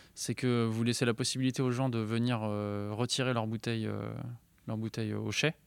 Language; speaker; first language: French; native; French